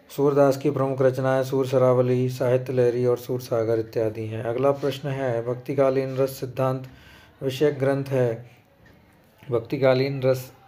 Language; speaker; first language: Hindi; native; Hindi